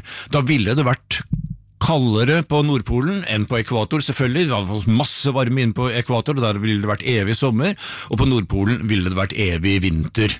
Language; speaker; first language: Norwegian; native; Norwegian